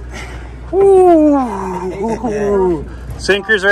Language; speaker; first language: English; native; English